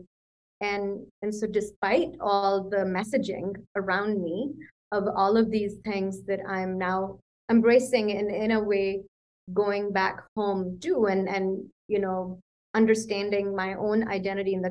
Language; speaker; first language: English; non-native, local second language; Punjabi